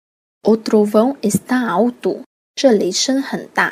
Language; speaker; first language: Portuguese; non-native, fluent; Chinese